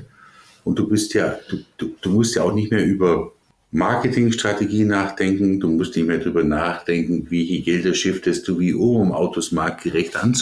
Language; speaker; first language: German; native; German